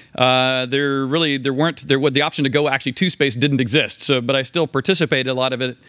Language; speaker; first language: English; native; English